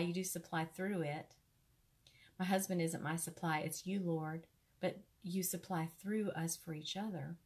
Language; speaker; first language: English; native; English